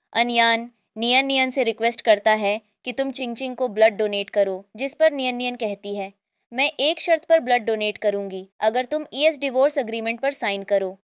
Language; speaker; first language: Hindi; native; Hindi